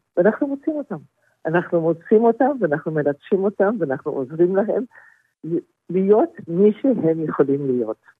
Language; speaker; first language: Hebrew; non-native, fluent; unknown